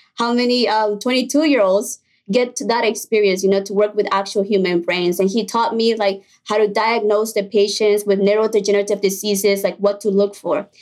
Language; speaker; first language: English; early bilingual, other home language; Spanish